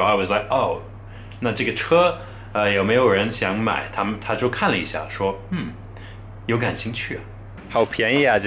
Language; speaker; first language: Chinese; non-native, fluent; English